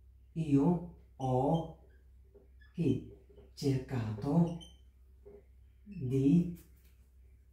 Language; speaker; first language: Italian; non-native, fluent; Bangla